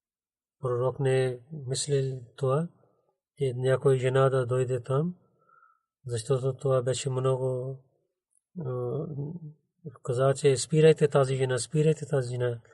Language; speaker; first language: Bulgarian; non-native, learner; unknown